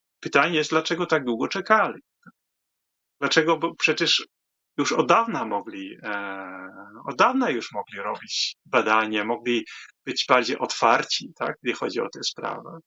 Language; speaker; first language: Polish; non-native, fluent; Dutch